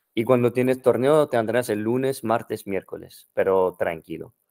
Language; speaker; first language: Spanish; non-native, fluent; French